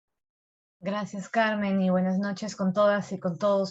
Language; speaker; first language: Spanish; native; Spanish